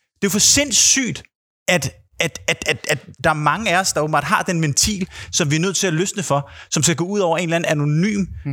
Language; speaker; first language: Danish; native; Danish